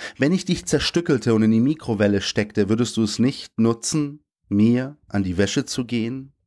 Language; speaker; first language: German; native; German